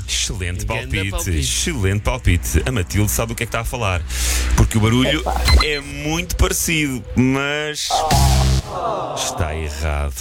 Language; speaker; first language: Portuguese; native; Portuguese